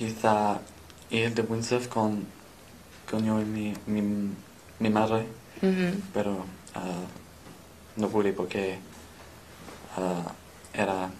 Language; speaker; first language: Spanish; non-native, learner; English